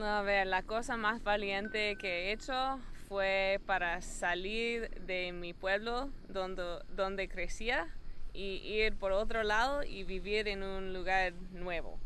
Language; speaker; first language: Spanish; non-native, fluent; English